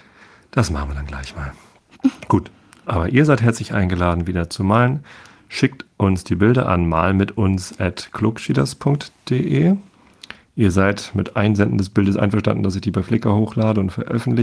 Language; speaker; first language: German; native; German